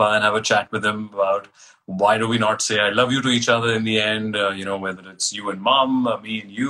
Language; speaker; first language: English; non-native, local second language; Hindi